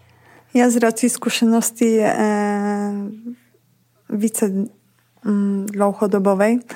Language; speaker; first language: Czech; non-native, learner; Polish